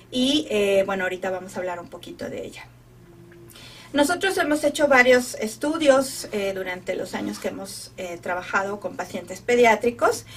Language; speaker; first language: Spanish; native; Spanish